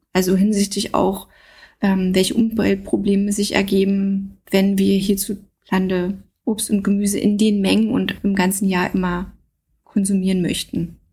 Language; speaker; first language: German; native; German